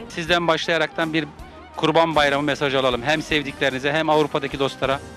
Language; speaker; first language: Turkish; native; Turkish